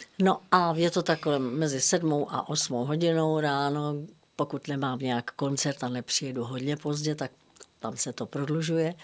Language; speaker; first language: Czech; native; Czech